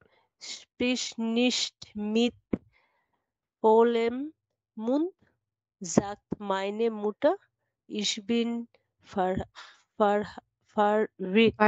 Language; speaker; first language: German; non-native, learner; Bangla